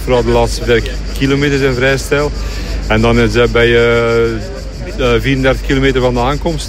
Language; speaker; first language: Dutch; native; Dutch